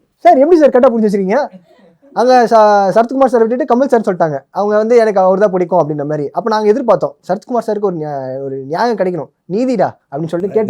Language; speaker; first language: Tamil; native; Tamil